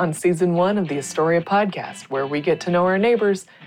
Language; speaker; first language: English; native; English